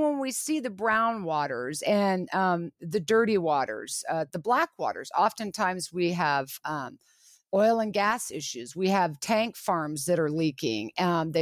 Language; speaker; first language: English; native; English